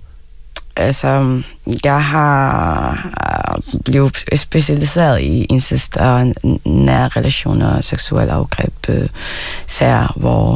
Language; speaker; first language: Danish; non-native, fluent; Arabic